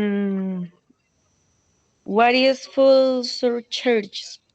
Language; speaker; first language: English; non-native, learner; Spanish